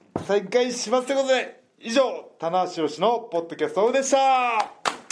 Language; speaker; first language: Japanese; native; Japanese